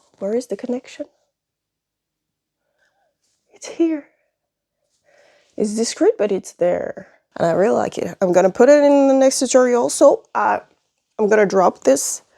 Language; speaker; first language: English; non-native, fluent; French